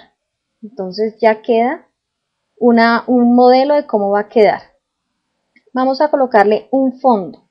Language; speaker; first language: Spanish; native; Spanish